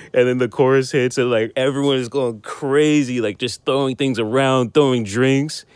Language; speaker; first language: English; native; English